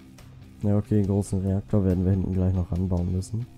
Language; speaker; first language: German; native; German